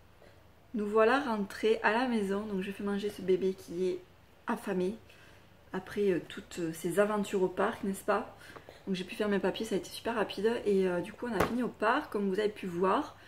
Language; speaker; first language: French; native; French